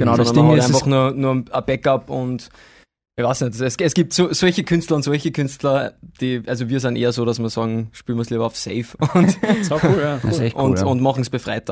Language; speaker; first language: German; native; German